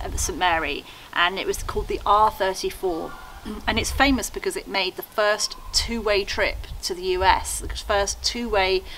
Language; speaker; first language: English; native; English